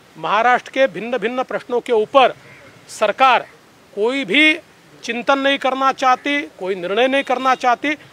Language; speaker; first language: Hindi; non-native, local second language; Marathi